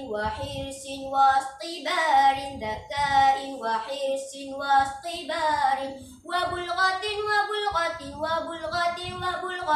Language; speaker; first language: Arabic; non-native, learner; Malay